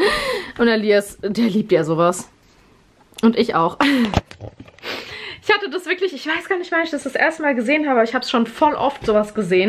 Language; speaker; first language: German; native; German